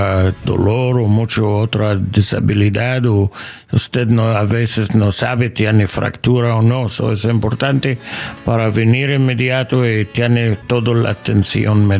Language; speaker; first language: Spanish; non-native, learner; English